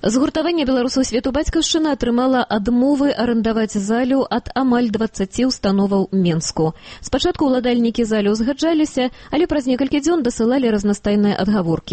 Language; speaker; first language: Belarusian; native; Belarusian